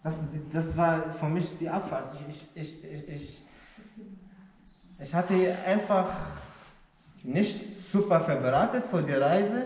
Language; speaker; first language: German; non-native, learner; Arabic